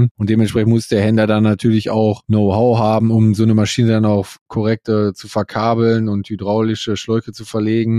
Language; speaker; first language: German; native; German